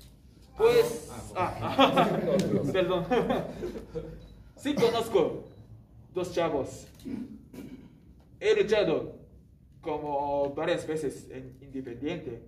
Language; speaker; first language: Spanish; non-native, learner; Japanese